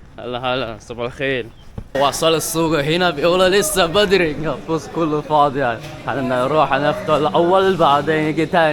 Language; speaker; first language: Arabic; non-native, fluent; Chinese